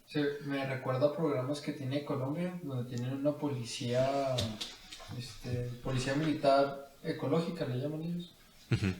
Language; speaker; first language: Spanish; native; Spanish